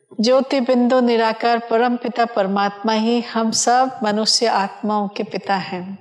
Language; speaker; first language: Hindi; non-native, local second language; Odia